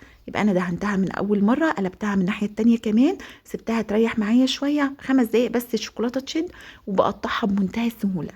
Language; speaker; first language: Arabic; native; Arabic